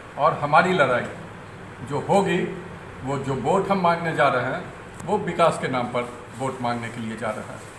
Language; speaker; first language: Hindi; native; Hindi